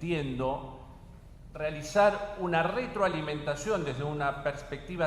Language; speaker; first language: Spanish; native; Spanish